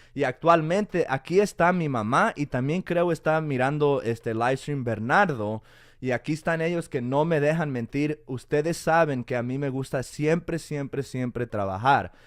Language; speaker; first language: Spanish; early bilingual, heritage; Spanish